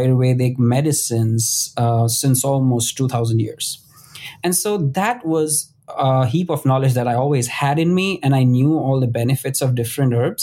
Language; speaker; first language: English; non-native, local second language; Gujarati